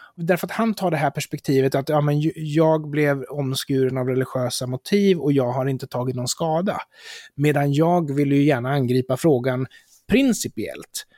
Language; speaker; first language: Swedish; native; Swedish